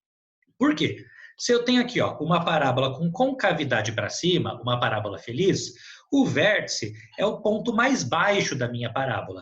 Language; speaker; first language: Portuguese; native; Portuguese